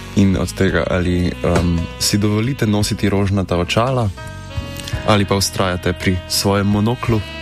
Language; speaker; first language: Slovenian; native; Slovenian